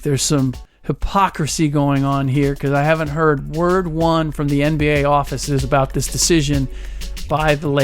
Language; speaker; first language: English; native; English